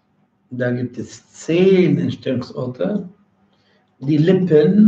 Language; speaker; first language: German; non-native, fluent; Arabic